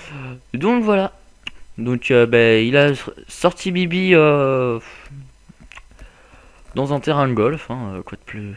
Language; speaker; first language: French; native; French